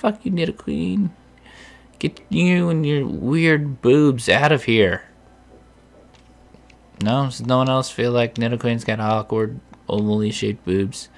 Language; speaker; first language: English; native; English